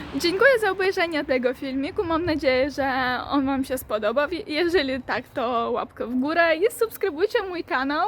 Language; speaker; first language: Polish; non-native, fluent; Ukrainian